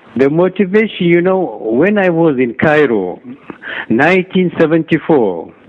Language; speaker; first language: English; non-native, learner; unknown